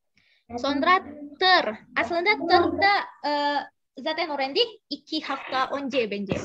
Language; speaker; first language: Turkish; non-native, learner; Indonesian